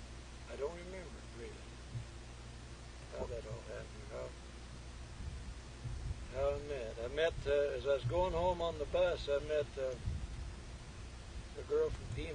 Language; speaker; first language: English; native; English